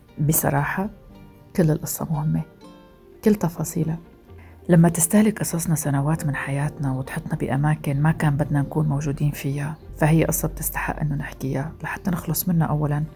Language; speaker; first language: Arabic; native; Arabic